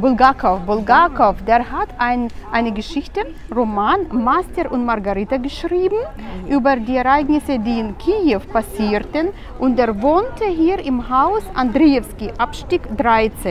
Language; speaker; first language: German; non-native, learner; Russian